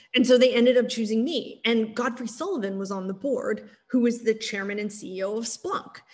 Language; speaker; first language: English; native; English